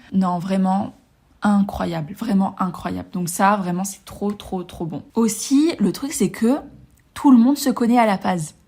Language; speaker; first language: French; native; French